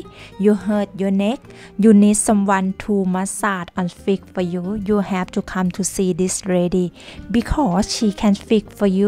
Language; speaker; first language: English; non-native, learner; Thai